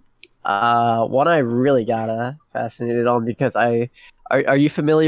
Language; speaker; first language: English; native; English